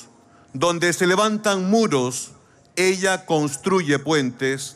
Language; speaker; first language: Spanish; native; Spanish